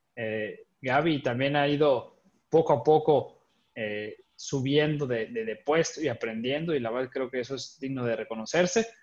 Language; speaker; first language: Spanish; native; Spanish